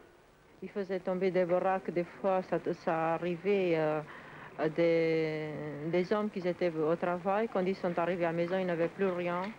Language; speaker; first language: French; non-native, fluent; Portuguese